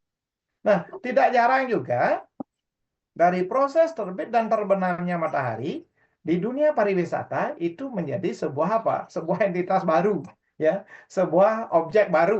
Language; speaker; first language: Indonesian; non-native, local second language; Balinese